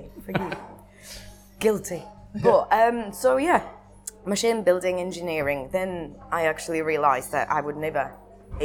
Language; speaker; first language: English; non-native, fluent; Russian